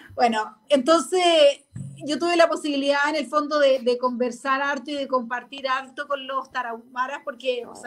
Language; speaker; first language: Spanish; native; Spanish